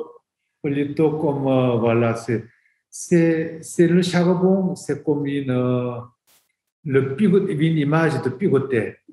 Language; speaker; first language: French; non-native, fluent; Korean